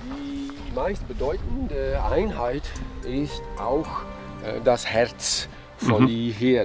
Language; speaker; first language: German; non-native, fluent; Latvian